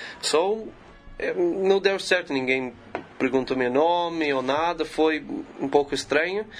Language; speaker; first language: Portuguese; non-native, learner; English